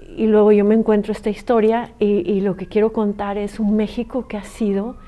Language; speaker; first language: Spanish; native; Spanish